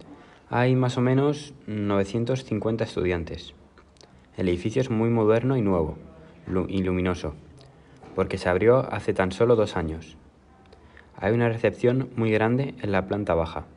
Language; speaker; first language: Spanish; non-native, learner; English